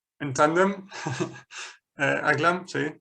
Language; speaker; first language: Spanish; non-native, fluent; English